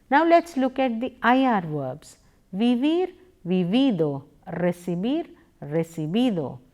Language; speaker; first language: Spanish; non-native, fluent; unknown